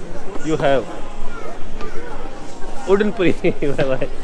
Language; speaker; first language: English; non-native, learner; Hindi